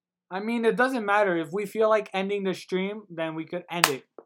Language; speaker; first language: English; early bilingual, other home language; Spanish